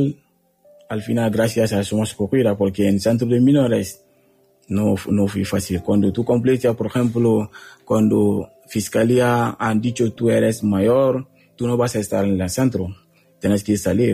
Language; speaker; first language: Spanish; non-native, learner; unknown